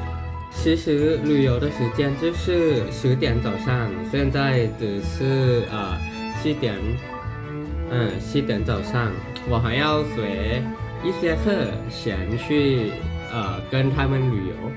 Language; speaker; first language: Chinese; non-native, learner; Thai